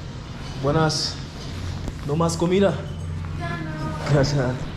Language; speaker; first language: Spanish; non-native, learner; English